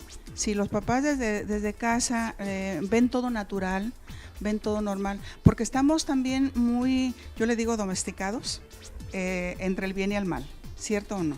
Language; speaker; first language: Spanish; native; Spanish